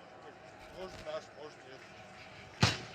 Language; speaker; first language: Russian; native; Russian